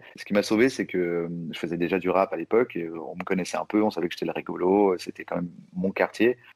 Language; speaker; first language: French; native; French